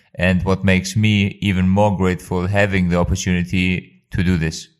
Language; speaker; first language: English; non-native, fluent; Albanian